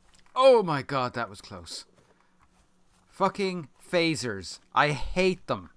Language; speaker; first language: English; native; English